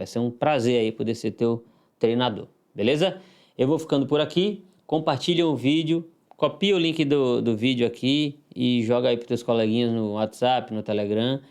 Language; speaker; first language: Portuguese; native; Portuguese